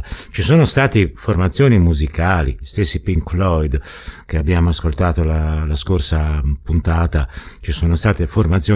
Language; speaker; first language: Italian; native; Italian